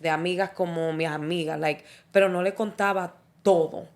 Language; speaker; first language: Spanish; early bilingual, heritage; Spanish